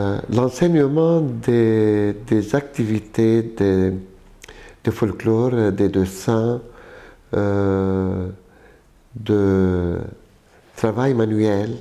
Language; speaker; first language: French; non-native, local second language; Arabic